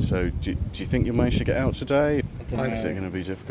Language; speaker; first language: English; native; English